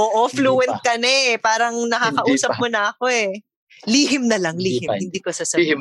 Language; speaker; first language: Filipino; native; Filipino